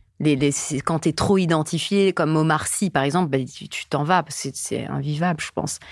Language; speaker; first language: French; native; French